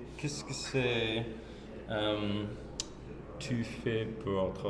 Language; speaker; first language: French; non-native, learner; English